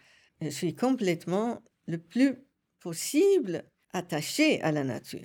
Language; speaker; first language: French; non-native, fluent; Italian